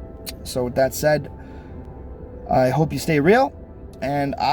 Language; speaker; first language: English; native; English